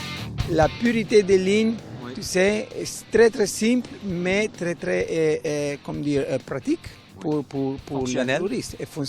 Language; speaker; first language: French; non-native, fluent; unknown